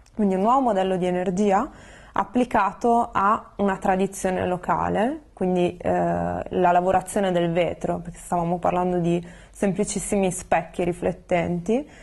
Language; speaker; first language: Italian; native; Italian